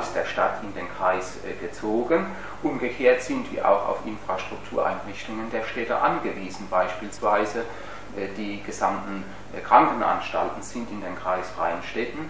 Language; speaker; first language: German; native; German